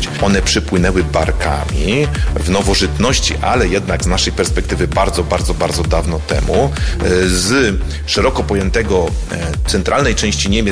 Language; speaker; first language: Polish; native; Polish